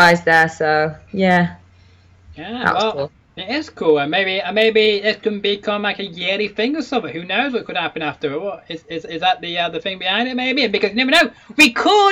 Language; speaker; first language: English; native; English